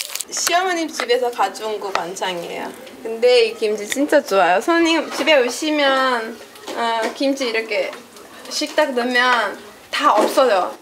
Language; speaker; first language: Korean; non-native, learner; Spanish